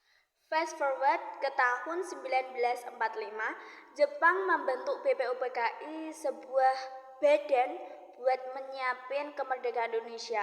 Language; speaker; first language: Indonesian; native; Indonesian